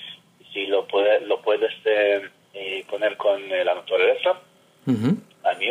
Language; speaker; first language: Spanish; non-native, fluent; Hebrew